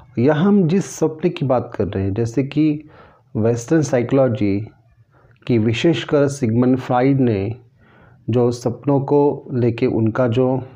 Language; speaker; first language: Hindi; non-native, local second language; Marathi